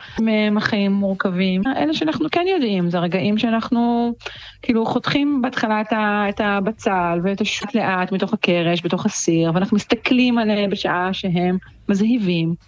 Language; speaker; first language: Hebrew; native; Hebrew